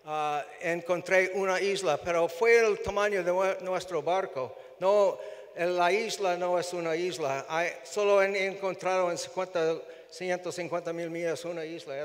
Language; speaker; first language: Spanish; non-native, fluent; English